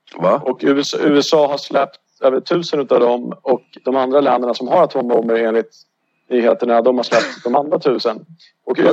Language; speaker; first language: Swedish; native; Swedish